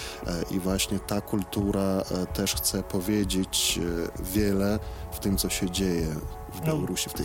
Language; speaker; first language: Polish; non-native, fluent; Belarusian